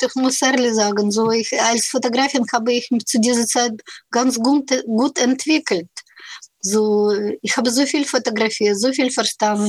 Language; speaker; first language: German; non-native, learner; Russian